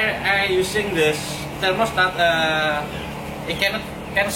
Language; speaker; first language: English; non-native, learner; Indonesian